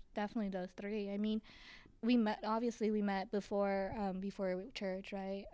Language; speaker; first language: English; early bilingual, other home language; Chinese